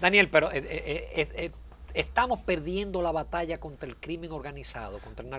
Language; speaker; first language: Spanish; native; Spanish